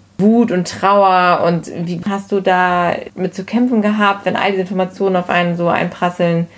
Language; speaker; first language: German; native; German